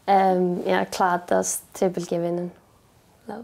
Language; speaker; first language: German; non-native, learner; Icelandic